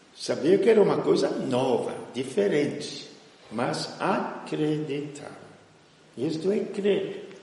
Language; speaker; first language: Portuguese; non-native, fluent; Italian